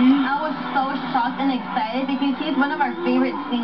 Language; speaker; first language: English; early bilingual, other home language; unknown